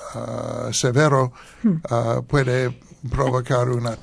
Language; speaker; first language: Spanish; non-native, learner; English